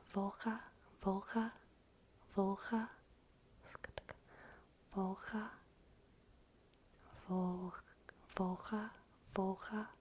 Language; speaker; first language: German; non-native, learner; English